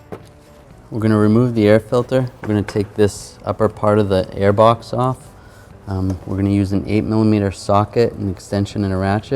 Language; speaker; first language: English; native; English